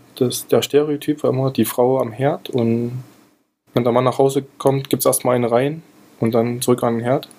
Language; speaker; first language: German; native; German